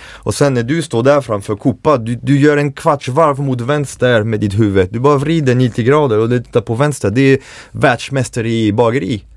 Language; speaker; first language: Swedish; non-native, fluent; French